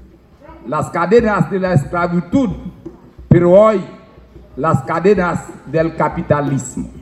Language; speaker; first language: Spanish; non-native, fluent; Haitian Creole